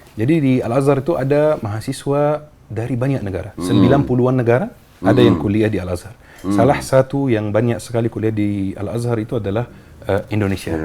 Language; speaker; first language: Indonesian; non-native, fluent; Arabic